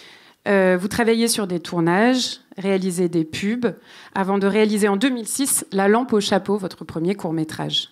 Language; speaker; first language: French; native; French